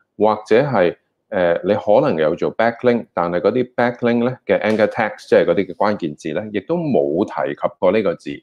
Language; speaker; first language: Cantonese; native; Cantonese